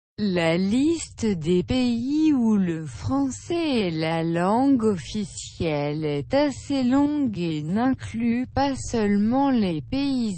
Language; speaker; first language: French; non-native, learner; Russian